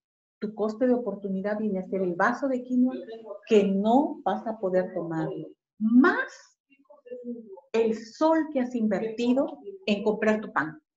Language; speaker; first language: Spanish; native; Spanish